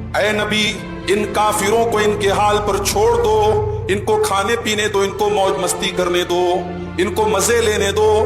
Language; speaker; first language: Urdu; native; Urdu